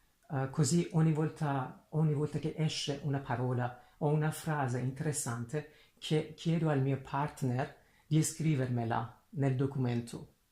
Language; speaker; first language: Italian; non-native, fluent; Persian